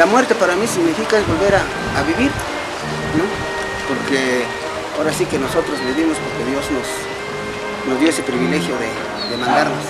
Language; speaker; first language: Spanish; native; Spanish